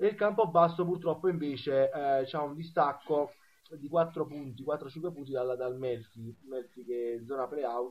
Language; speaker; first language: Italian; native; Italian